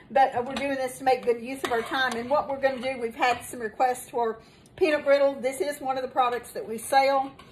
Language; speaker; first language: English; native; English